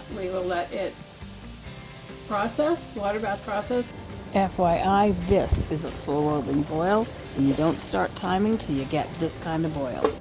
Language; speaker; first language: English; native; English